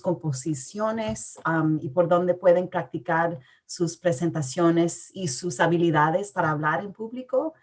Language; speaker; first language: Spanish; early bilingual, heritage; English